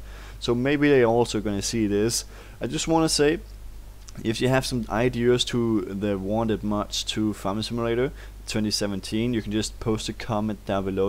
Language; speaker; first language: English; non-native, fluent; Danish